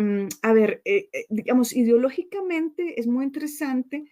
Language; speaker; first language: Spanish; native; Spanish